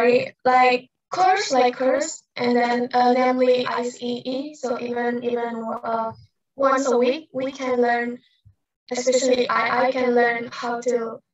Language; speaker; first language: English; non-native, learner; Indonesian